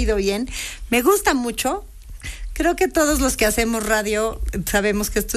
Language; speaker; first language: Spanish; native; Spanish